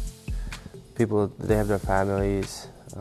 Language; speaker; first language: English; non-native, fluent; Czech